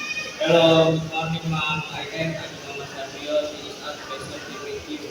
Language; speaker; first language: English; non-native, learner; Indonesian